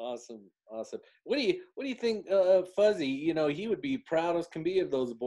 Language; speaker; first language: English; native; English